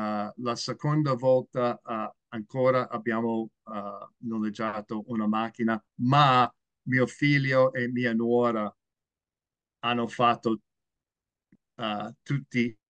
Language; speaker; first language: Italian; non-native, learner; English